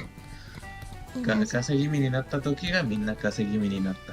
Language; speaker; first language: Japanese; non-native, learner; Spanish